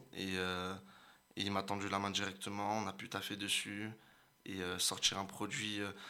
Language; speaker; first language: French; native; French